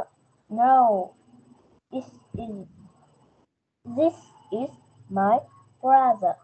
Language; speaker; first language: English; non-native, learner; Vietnamese